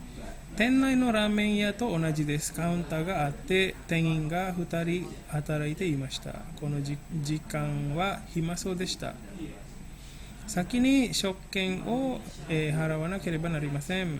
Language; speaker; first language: Japanese; non-native, fluent; Indonesian